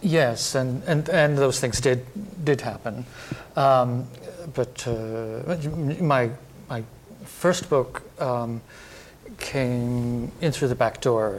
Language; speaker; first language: English; native; English